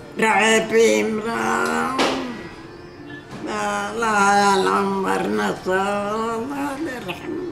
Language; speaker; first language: Hebrew; non-native, learner; Arabic